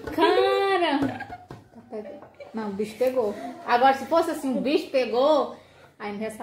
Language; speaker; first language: Portuguese; native; Portuguese